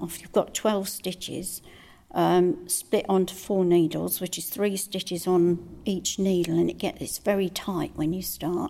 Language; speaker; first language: English; native; English